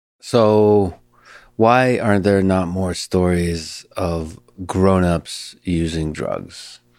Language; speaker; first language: English; early bilingual, other home language; Russian